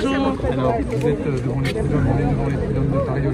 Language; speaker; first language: French; native; French